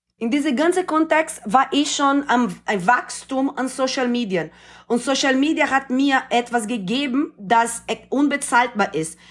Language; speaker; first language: German; non-native, fluent; Portuguese